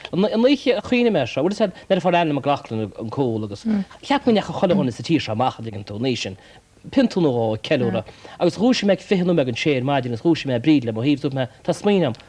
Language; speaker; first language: Irish; native; Irish